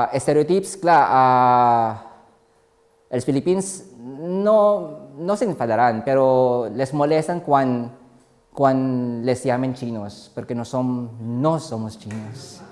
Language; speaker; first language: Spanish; non-native, fluent; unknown